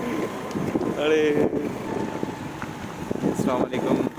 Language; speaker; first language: Hindi; non-native, local second language; Sindhi